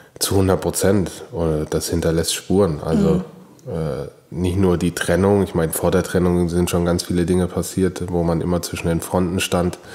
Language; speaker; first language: German; native; German